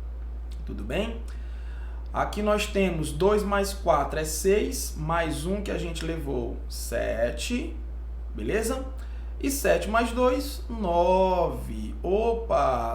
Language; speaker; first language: Portuguese; native; Portuguese